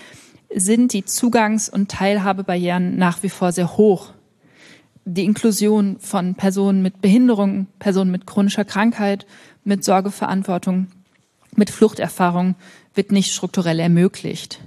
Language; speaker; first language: German; native; German